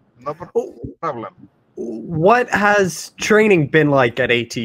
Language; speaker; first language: English; native; English